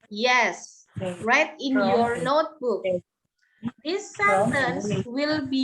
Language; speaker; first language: English; non-native, learner; Indonesian